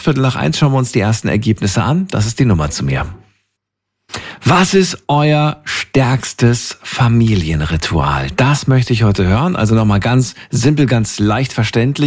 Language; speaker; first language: German; native; German